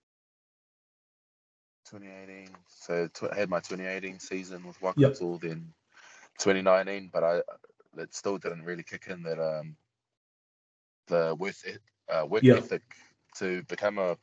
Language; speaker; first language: English; native; English